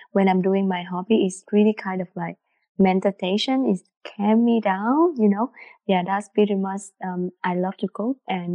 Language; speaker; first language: English; non-native, learner; Vietnamese